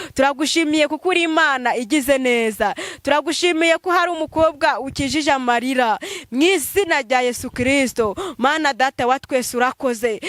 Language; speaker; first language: Kinyarwanda; native; Kinyarwanda